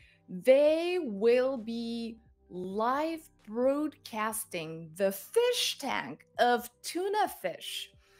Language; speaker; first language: English; non-native, fluent; Japanese